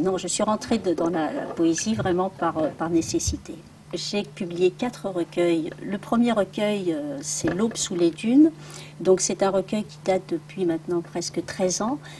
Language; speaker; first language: French; early bilingual, other home language; Arabic